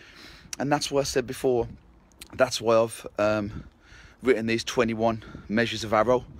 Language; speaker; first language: English; native; English